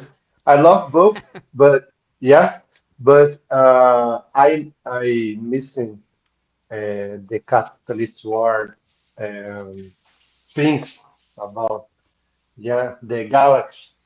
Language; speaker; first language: English; non-native, local second language; Portuguese